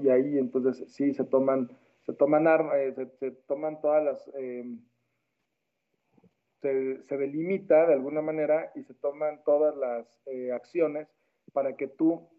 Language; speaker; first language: Spanish; native; Spanish